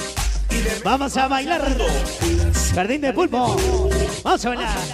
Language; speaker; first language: Spanish; native; Spanish